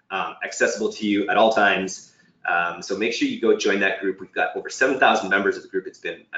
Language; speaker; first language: English; native; English